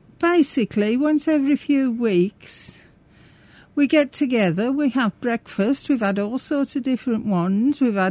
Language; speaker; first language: English; native; English